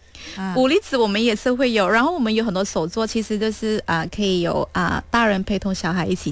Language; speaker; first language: Chinese; native; Chinese